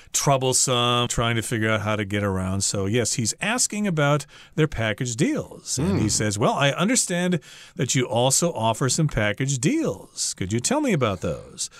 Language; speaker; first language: English; native; English